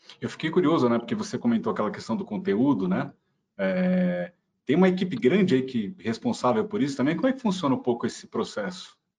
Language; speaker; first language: Portuguese; native; Portuguese